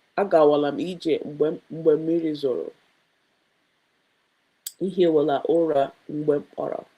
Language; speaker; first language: Igbo; non-native, learner; English